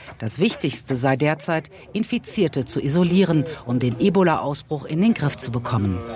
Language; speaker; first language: German; native; German